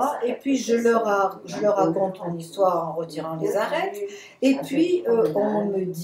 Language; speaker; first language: French; native; French